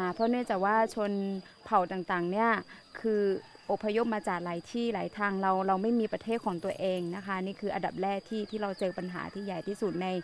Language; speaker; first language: Thai; early bilingual, other home language; Akha